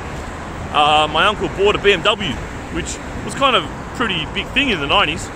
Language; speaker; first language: English; native; English